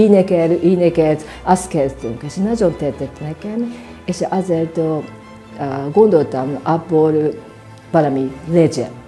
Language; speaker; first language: Hungarian; non-native, learner; Japanese